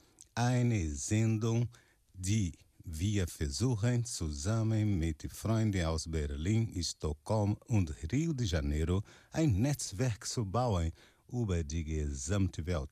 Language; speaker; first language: German; non-native, fluent; Portuguese